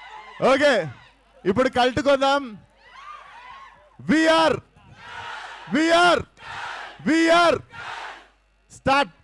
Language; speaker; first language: Telugu; native; Telugu